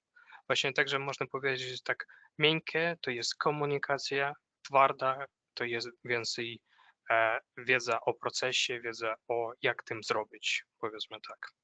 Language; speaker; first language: Polish; non-native, fluent; Ukrainian